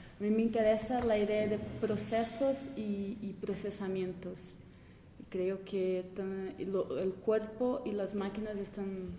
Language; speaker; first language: Spanish; non-native, learner; Portuguese